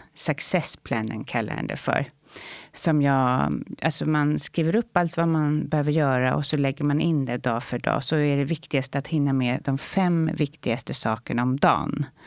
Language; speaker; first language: Swedish; native; Swedish